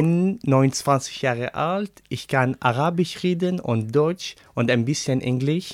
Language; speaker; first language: German; non-native, learner; Arabic